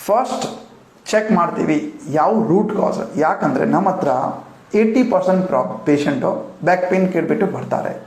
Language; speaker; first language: Kannada; non-native, local second language; Gujarati